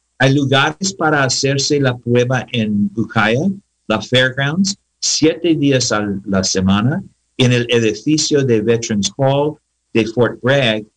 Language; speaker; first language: Spanish; non-native, learner; English